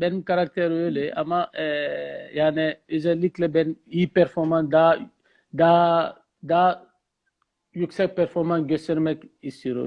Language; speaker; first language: Turkish; non-native, learner; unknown